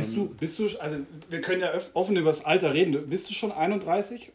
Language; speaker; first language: German; native; German